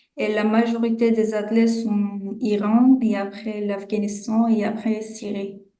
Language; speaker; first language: French; non-native, fluent; Persian